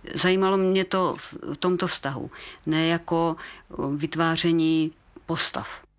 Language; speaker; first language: Czech; native; Czech